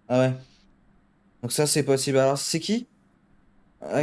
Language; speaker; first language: French; native; French